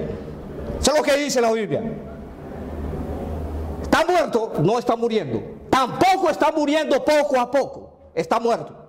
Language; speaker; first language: Spanish; native; Spanish